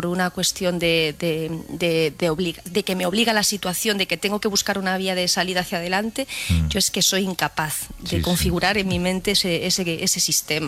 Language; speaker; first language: Spanish; native; Spanish